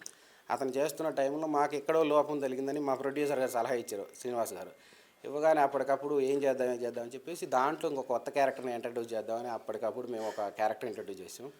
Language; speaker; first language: Telugu; native; Telugu